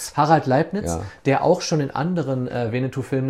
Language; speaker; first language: German; native; German